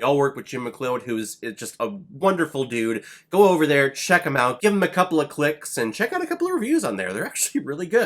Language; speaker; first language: English; native; English